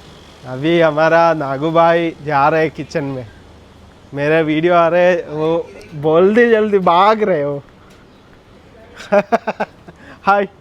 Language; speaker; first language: Hindi; non-native, learner; Malayalam